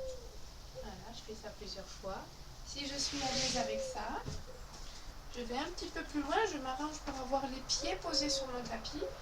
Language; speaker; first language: French; native; French